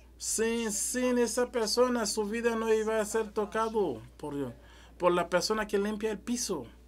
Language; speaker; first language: Spanish; non-native, learner; French